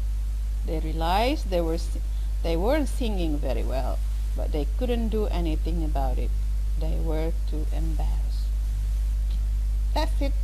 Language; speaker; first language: English; non-native, fluent; Indonesian